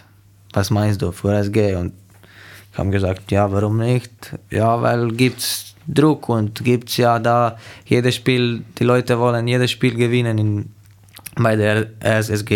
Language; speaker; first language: German; non-native, fluent; Slovenian